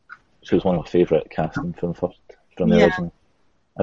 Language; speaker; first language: English; native; English